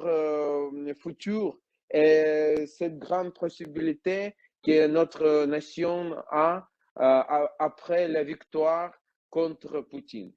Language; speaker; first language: French; non-native, learner; Ukrainian